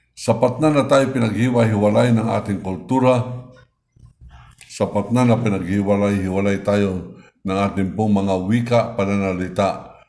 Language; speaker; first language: Filipino; non-native, local second language; Iloko